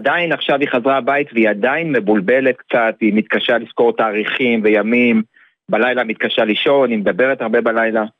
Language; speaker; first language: Hebrew; native; Hebrew